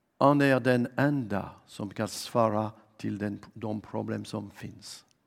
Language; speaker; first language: Swedish; non-native, fluent; French